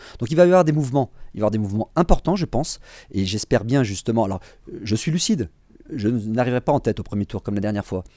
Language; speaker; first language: French; native; French